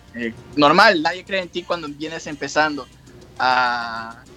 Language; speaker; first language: Spanish; native; Spanish